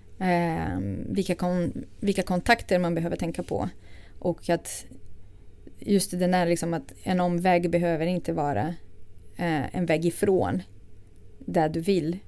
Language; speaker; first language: Swedish; non-native, fluent; Portuguese